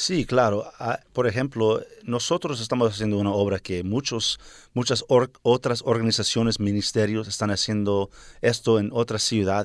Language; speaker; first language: Spanish; early bilingual, heritage; Spanish